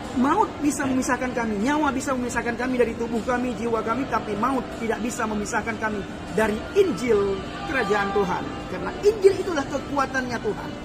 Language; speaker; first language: Indonesian; non-native, local second language; Achinese